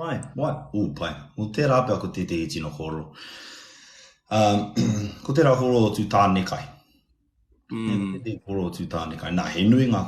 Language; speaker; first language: Māori; non-native, local second language; English